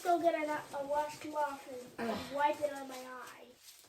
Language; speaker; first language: English; native; English